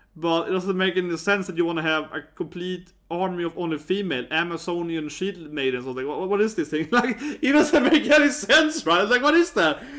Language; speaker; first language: English; non-native, fluent; Swedish